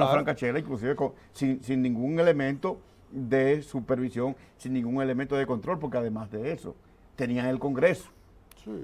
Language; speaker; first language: Spanish; native; Spanish